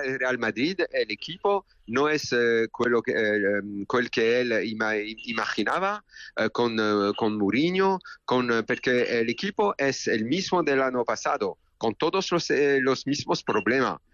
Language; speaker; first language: Spanish; non-native, learner; French